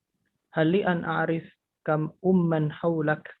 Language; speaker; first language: Arabic; non-native, learner; Indonesian